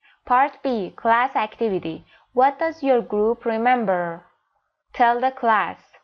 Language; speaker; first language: English; non-native, fluent; Persian